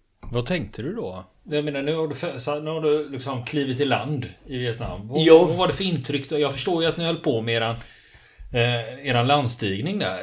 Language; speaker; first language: Swedish; native; Swedish